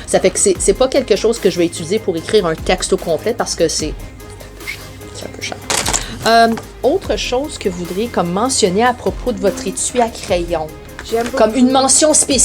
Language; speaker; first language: French; native; French